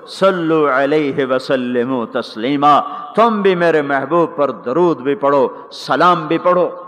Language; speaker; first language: Urdu; non-native, local second language; Punjabi